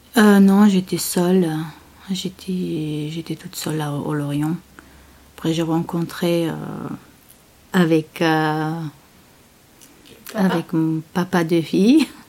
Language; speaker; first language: French; non-native, learner; Chechen